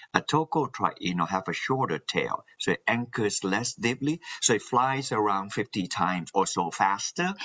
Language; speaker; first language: English; non-native, local second language; Min Nan Chinese